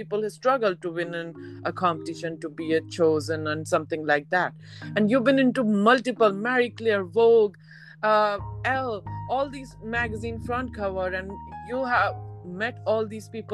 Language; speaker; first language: English; non-native, local second language; Hindi